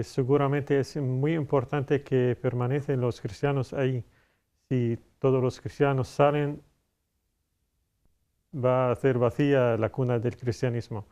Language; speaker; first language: Spanish; non-native, fluent; Arabic